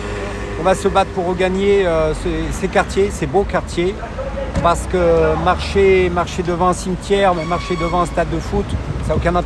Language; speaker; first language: French; native; French